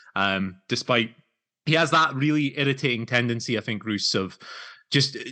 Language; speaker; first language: English; native; English